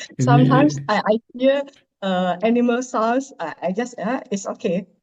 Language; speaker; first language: English; non-native, learner; Indonesian